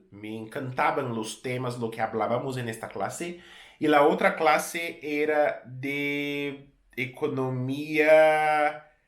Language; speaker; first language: Spanish; non-native, fluent; Portuguese